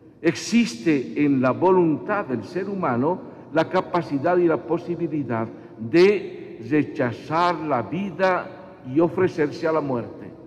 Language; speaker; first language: Spanish; native; Spanish